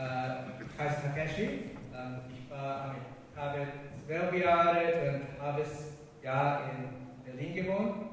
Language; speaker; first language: German; non-native, learner; Japanese